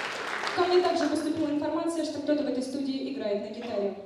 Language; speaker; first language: Russian; native; Russian